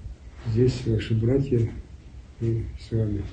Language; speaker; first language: Russian; non-native, local second language; Chechen